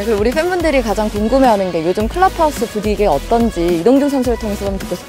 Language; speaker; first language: Korean; native; Korean